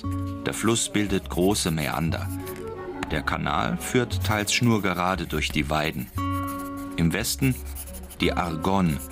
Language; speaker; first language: German; native; German